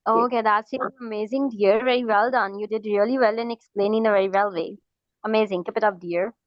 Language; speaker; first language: English; non-native, fluent; Urdu